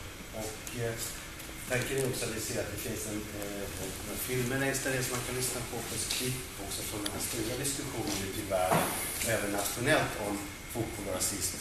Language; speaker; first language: Swedish; native; Swedish